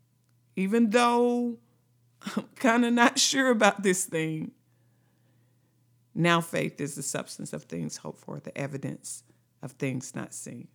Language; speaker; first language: English; native; English